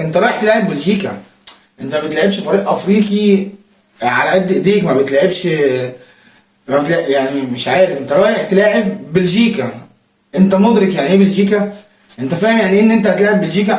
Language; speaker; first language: Arabic; native; Arabic